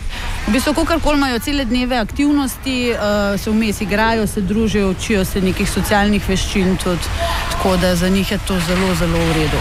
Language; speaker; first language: Slovenian; native; Slovenian